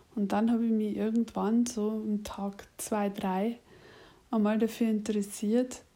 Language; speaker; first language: German; native; German